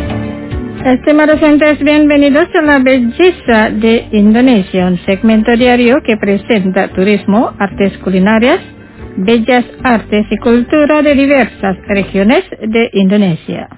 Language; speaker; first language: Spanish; non-native, fluent; Indonesian